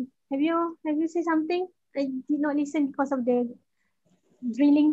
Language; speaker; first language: English; non-native, local second language; Malay